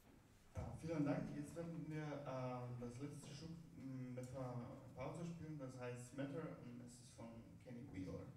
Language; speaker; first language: German; non-native, fluent; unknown